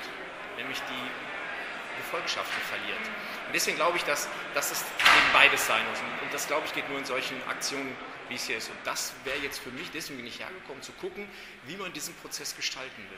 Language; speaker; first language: German; native; German